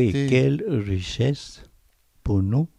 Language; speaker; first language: French; non-native, fluent; Korean